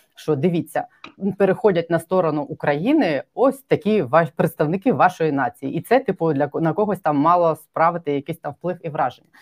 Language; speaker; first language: Ukrainian; native; Ukrainian